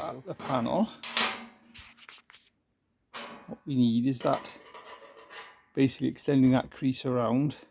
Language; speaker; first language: English; native; English